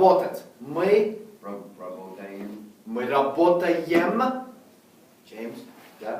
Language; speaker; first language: Russian; non-native, fluent; English